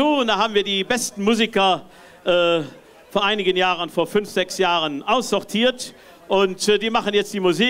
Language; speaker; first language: German; native; German